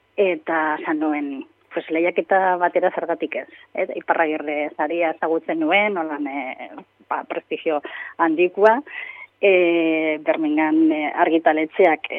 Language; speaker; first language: Basque; non-native, local second language; Spanish